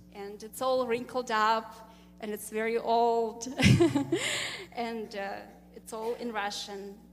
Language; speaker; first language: English; non-native, fluent; Russian